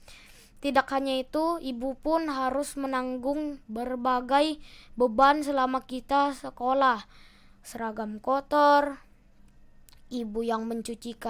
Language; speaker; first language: Indonesian; native; Indonesian